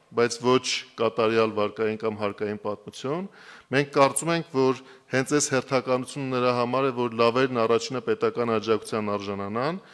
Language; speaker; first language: Armenian; native; Armenian